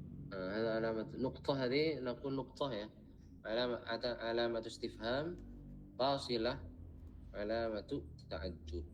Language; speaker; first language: Arabic; non-native, fluent; Indonesian